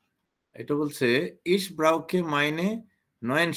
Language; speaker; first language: German; non-native, learner; Bangla